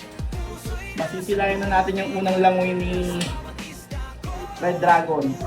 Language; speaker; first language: Filipino; native; Filipino